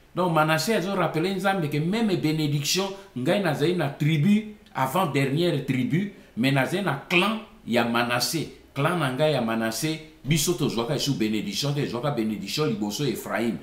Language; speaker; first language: Lingala; non-native, local second language; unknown